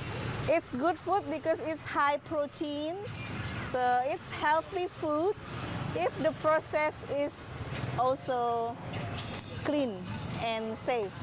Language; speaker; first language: English; non-native, fluent; Indonesian